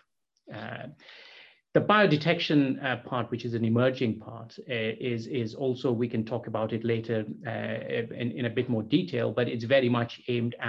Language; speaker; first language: English; non-native, local second language; Bangla